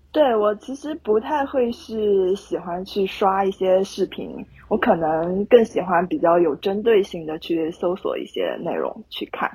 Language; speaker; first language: Chinese; native; Chinese